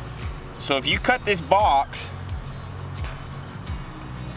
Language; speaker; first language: English; native; English